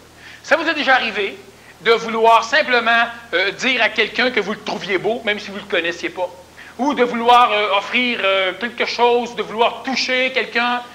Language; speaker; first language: French; native; French